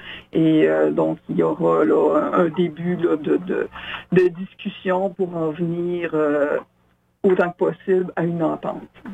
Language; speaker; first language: French; native; French